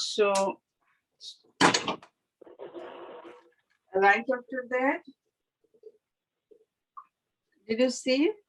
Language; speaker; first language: English; non-native, fluent; Bangla